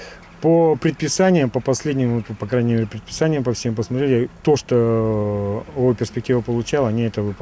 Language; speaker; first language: Russian; native; Russian